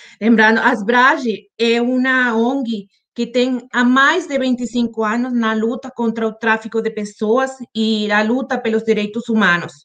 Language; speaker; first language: Portuguese; non-native, fluent; Spanish